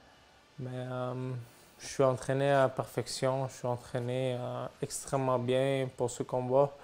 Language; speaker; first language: French; native; French